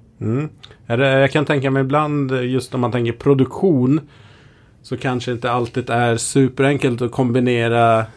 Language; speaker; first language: Swedish; native; Swedish